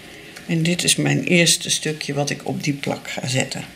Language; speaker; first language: Dutch; native; Dutch